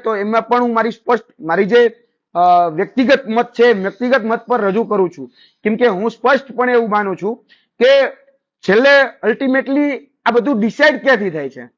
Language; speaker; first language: Gujarati; native; Gujarati